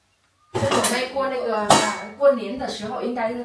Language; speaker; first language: Chinese; non-native, fluent; Vietnamese